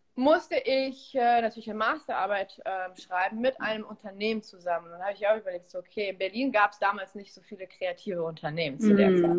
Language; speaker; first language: German; early bilingual, other home language; Polish